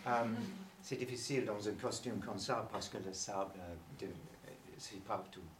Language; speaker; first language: French; non-native, learner; English